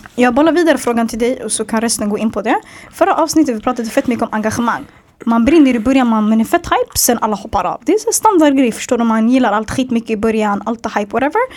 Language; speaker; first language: Swedish; early bilingual, other home language; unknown